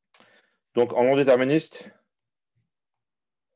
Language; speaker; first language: French; native; French